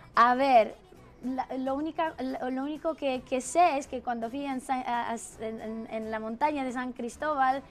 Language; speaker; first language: Spanish; non-native, fluent; Romanian